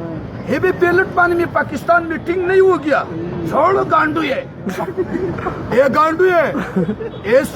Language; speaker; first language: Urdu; non-native, local second language; Pashto